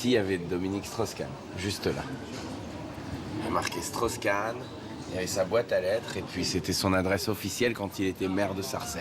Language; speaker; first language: French; native; French